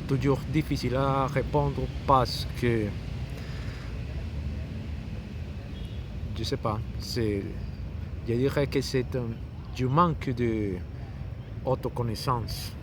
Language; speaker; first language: French; non-native, learner; Spanish